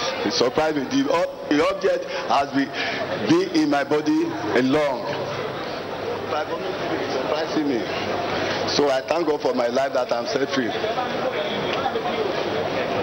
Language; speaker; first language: English; non-native, local second language; Yoruba